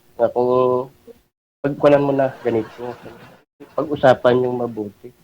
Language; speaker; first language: Filipino; non-native, local second language; Hiligaynon